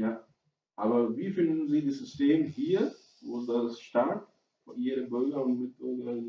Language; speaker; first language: German; non-native, fluent; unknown